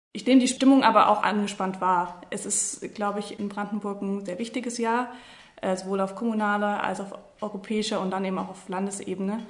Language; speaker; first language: German; native; German